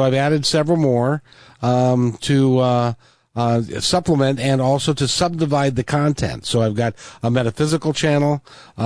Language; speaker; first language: English; native; English